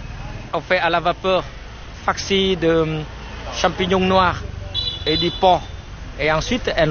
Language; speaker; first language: French; non-native, fluent; Vietnamese